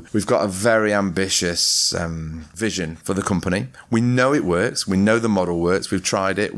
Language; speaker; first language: English; native; English